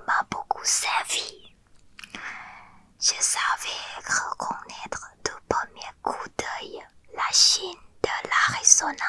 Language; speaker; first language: French; non-native, learner; Thai